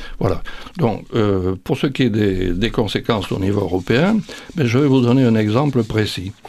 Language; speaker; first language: French; native; French